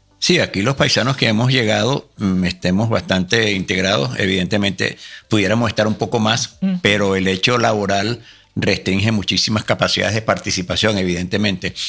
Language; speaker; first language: Spanish; native; Spanish